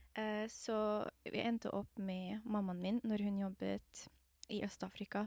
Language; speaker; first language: Norwegian; non-native, fluent; Somali